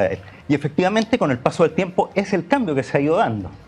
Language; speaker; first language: Spanish; native; Spanish